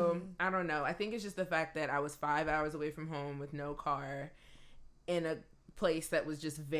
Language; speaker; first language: English; native; English